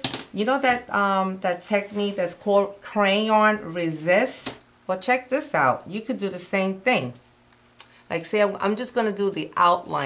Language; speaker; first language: English; non-native, fluent; Spanish